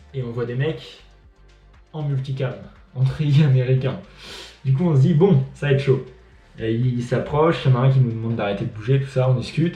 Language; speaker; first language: French; native; French